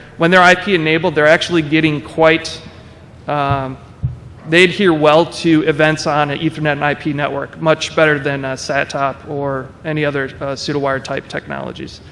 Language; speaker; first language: English; native; English